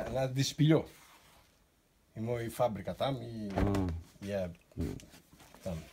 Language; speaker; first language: Russian; non-native, learner; Greek